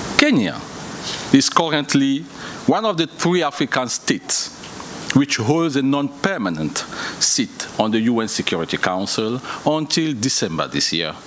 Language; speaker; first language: English; non-native, fluent; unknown